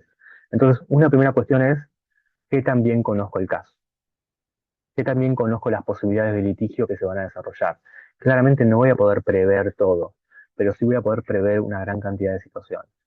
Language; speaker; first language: Spanish; native; Spanish